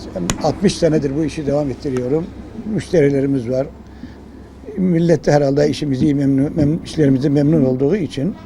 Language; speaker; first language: Turkish; native; Turkish